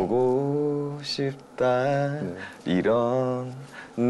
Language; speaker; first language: Korean; native; Korean